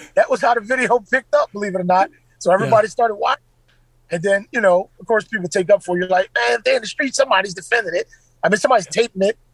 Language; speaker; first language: English; native; English